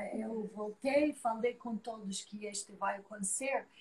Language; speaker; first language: Portuguese; non-native, fluent; English